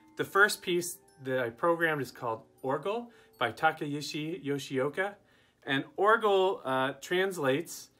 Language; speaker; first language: English; native; English